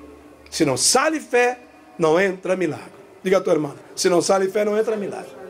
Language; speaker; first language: Portuguese; non-native, learner; Spanish